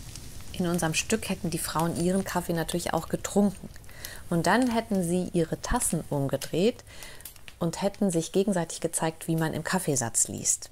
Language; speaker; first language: German; native; German